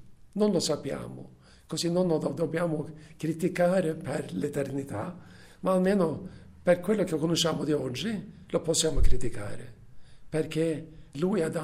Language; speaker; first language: Italian; non-native, fluent; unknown